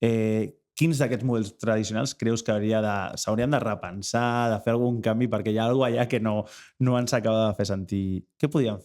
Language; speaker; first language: Catalan; native; Catalan